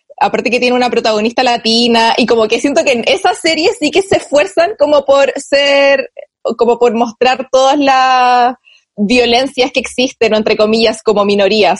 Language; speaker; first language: Spanish; native; Spanish